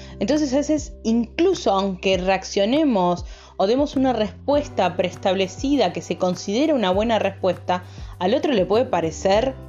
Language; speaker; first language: Spanish; native; Spanish